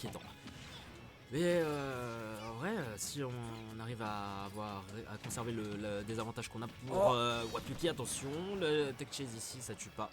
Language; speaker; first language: French; native; French